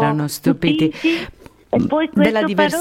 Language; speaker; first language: Italian; native; Italian